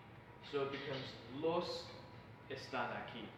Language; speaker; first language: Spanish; non-native, learner; English